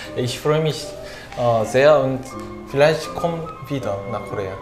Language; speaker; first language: German; non-native, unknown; Korean